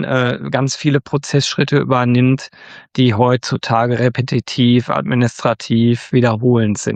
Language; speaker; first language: German; native; German